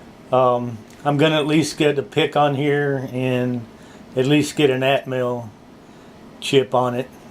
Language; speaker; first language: English; native; English